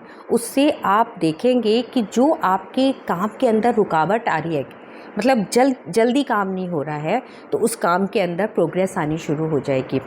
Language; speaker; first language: Hindi; native; Hindi